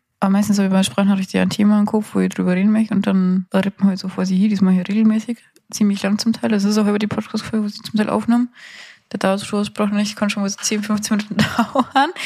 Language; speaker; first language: German; native; German